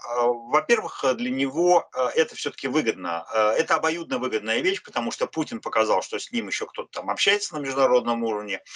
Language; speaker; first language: Russian; native; Russian